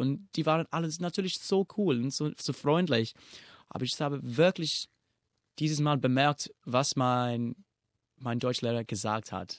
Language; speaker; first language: German; non-native, fluent; English